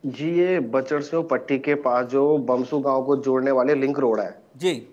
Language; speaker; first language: Hindi; native; Hindi